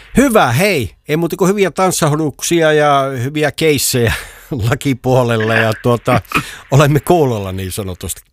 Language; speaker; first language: Finnish; native; Finnish